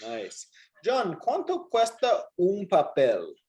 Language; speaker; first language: Spanish; non-native, fluent; English